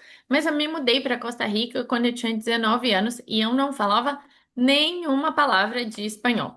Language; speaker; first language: Portuguese; non-native, fluent; Spanish